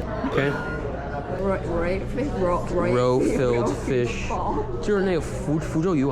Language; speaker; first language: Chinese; non-native, fluent; English